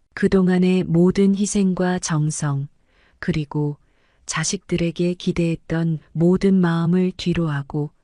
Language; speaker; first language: Korean; native; Korean